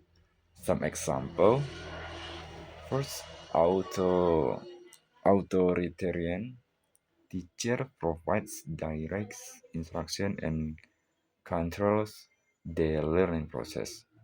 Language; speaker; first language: English; non-native, learner; Indonesian